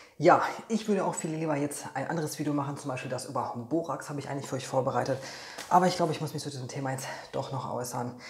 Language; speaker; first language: German; non-native, fluent; Polish